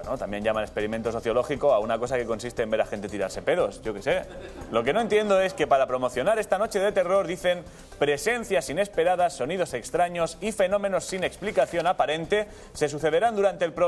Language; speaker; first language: Spanish; native; Spanish